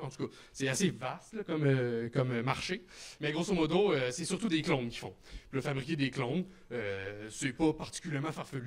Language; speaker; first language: French; native; French